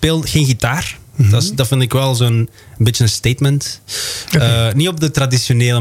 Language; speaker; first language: Dutch; non-native, local second language; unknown